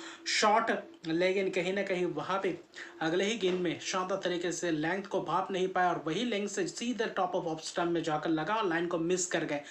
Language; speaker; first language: Hindi; native; Hindi